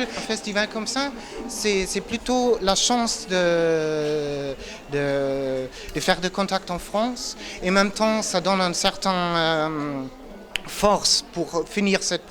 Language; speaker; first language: French; non-native, fluent; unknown